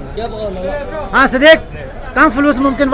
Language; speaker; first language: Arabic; non-native, learner; Urdu